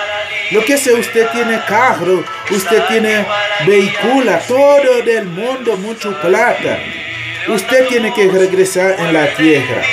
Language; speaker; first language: Spanish; non-native, learner; Haitian Creole